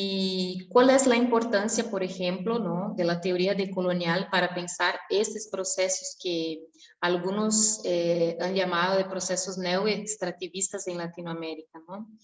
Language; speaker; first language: Spanish; non-native, fluent; Portuguese